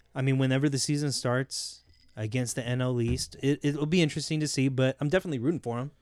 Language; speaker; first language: English; native; English